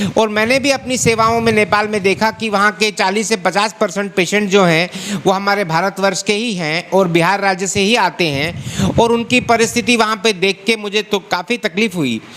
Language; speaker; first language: Hindi; native; Hindi